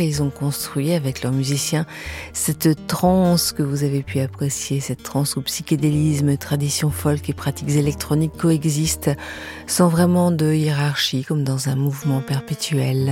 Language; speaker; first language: French; native; French